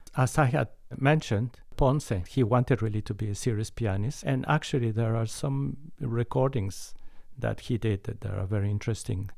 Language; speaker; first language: English; non-native, fluent; Spanish